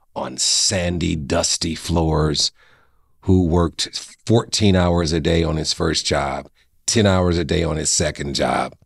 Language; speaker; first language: English; native; English